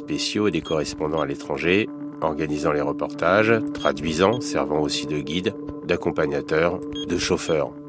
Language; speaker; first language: French; native; French